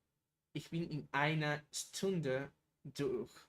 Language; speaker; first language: German; non-native, learner; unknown